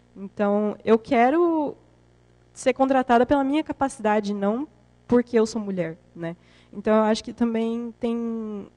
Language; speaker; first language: Portuguese; native; Portuguese